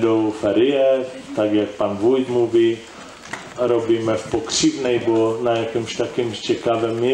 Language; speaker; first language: Polish; non-native, learner; Czech